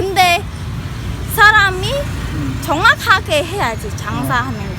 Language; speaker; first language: Korean; non-native, learner; Khmer